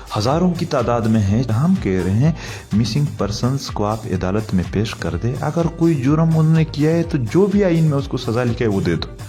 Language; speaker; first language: Urdu; non-native, local second language; Pashto